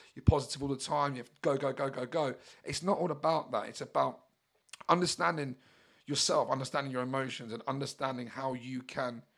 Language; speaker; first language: English; native; English